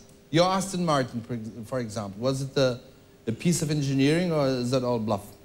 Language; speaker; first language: English; non-native, fluent; Portuguese